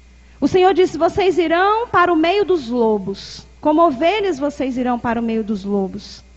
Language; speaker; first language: Portuguese; native; Portuguese